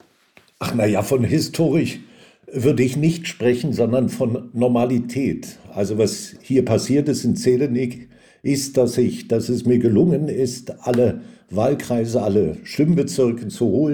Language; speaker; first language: German; native; German